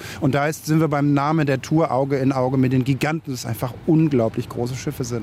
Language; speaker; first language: German; native; German